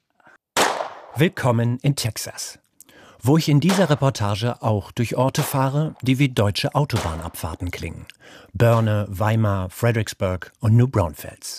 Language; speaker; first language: German; native; German